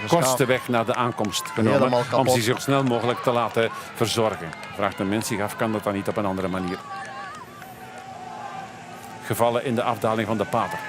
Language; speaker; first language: Dutch; native; Dutch